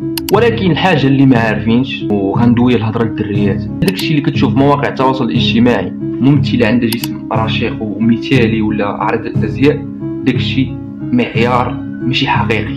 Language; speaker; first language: Arabic; native; Arabic